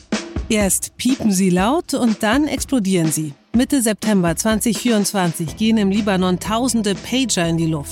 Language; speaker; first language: German; native; German